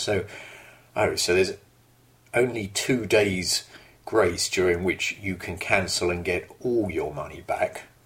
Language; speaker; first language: English; native; English